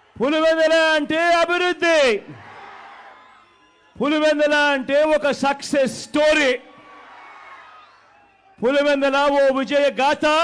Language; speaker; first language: Telugu; native; Telugu